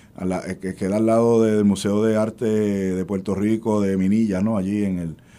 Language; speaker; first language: Spanish; native; Spanish